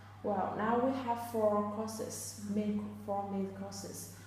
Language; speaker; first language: English; non-native, fluent; Vietnamese